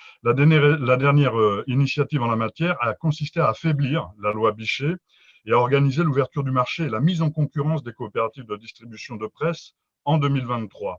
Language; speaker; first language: French; native; French